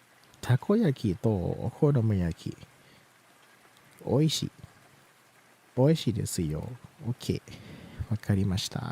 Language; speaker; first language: Japanese; non-native, learner; Thai